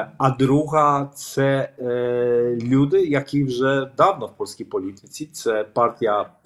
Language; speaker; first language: Ukrainian; non-native, fluent; Polish